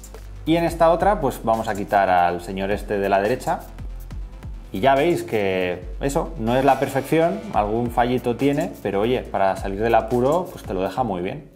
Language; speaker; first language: Spanish; native; Spanish